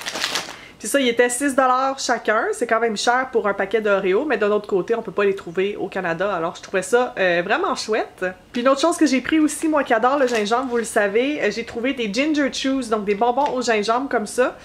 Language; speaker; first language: French; native; French